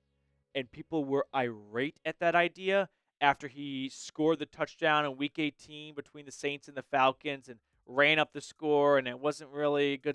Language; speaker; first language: English; native; English